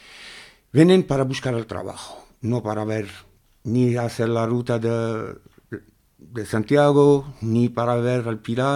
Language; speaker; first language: Spanish; non-native, fluent; Arabic